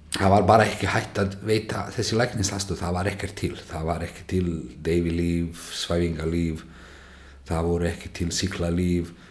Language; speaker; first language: Icelandic; non-native, fluent; Bosnian